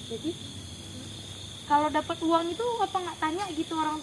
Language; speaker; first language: Indonesian; native; Indonesian